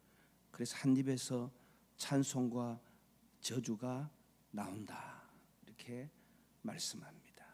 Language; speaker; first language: Korean; native; Korean